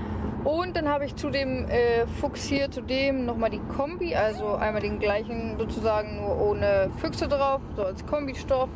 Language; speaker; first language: German; native; German